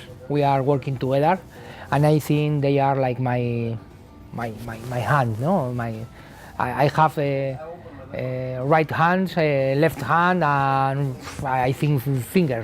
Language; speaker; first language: English; non-native, learner; Spanish